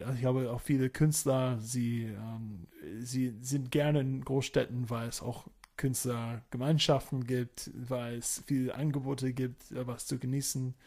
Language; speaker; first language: German; non-native, fluent; English